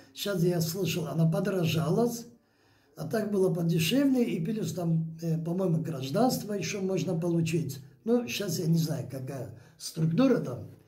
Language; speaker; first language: Russian; non-native, local second language; Azerbaijani